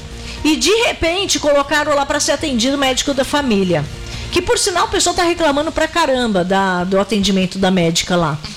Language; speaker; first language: Portuguese; native; Portuguese